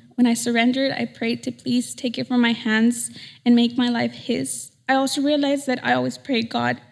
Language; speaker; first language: English; early bilingual, other home language; Spanish